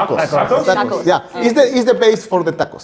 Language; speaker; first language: English; non-native, learner; Spanish